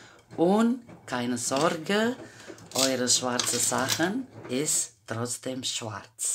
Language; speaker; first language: German; non-native, fluent; Croatian